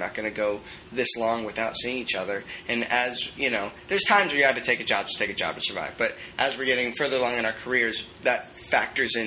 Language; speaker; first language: English; native; English